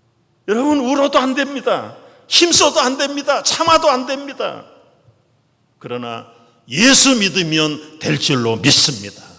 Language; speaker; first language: Korean; native; Korean